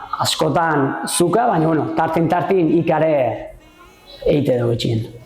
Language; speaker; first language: Basque; native; Basque